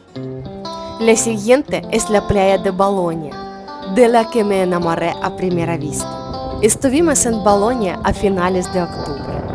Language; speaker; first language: Spanish; non-native, learner; Ukrainian